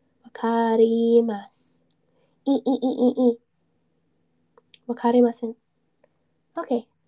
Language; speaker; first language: Japanese; non-native, learner; English